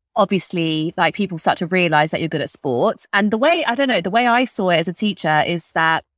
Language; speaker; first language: English; native; English